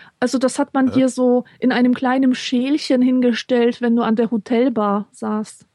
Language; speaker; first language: German; early bilingual, other home language; Polish